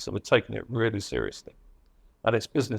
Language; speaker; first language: English; native; English